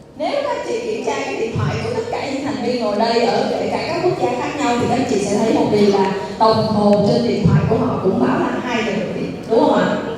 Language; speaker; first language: Vietnamese; native; Vietnamese